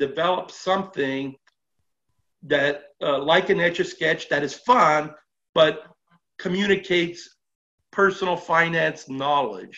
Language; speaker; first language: English; native; English